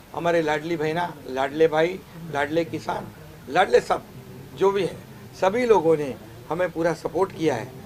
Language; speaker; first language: Hindi; non-native, local second language; Marathi